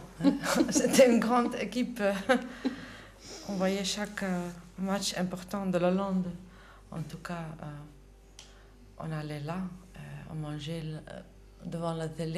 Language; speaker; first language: French; non-native, fluent; Dutch